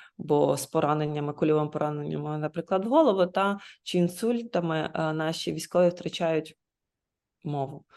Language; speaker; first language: Ukrainian; native; Ukrainian